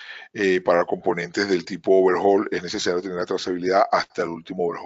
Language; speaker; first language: Spanish; native; Spanish